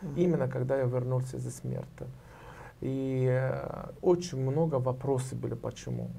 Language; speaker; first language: Russian; non-native, fluent; Arabic